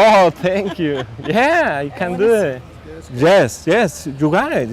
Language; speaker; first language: English; non-native, learner; Spanish